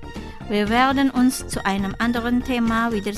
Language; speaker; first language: German; non-native, fluent; Indonesian